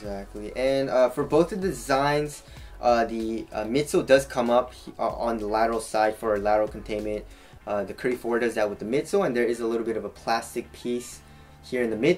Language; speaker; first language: English; native; English